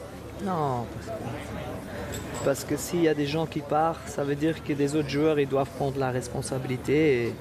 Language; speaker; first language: French; non-native, local second language; Dutch